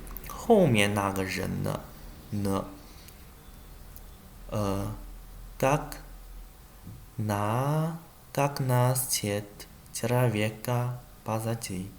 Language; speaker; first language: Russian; non-native, learner; Chinese